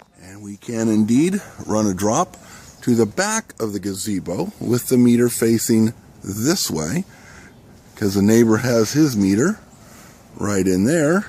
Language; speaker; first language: English; native; English